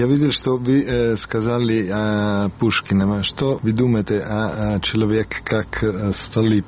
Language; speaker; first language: Russian; non-native, learner; Italian